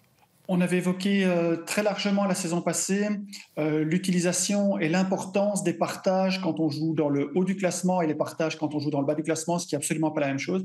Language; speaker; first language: French; native; French